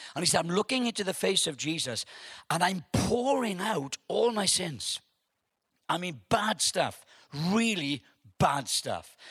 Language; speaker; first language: English; native; English